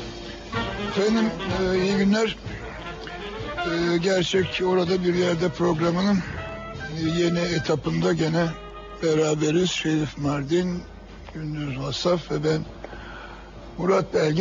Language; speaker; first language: Turkish; native; Turkish